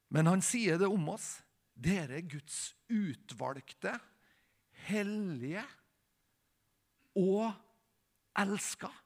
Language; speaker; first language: Norwegian; native; Norwegian